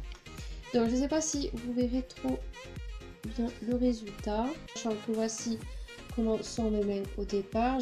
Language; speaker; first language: French; native; French